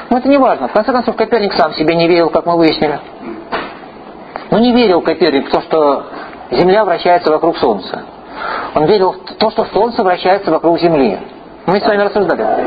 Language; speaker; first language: Russian; native; Russian